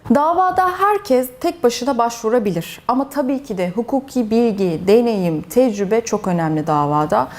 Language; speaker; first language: Turkish; early bilingual, heritage; Turkish